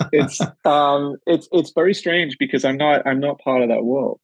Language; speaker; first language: English; native; English